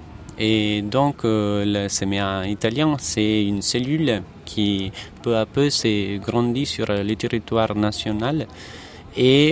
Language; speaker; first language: French; non-native, fluent; Italian